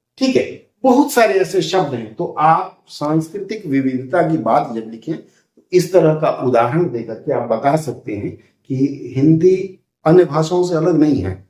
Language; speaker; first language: Hindi; native; Hindi